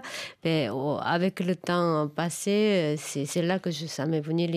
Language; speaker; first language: French; non-native, fluent; Korean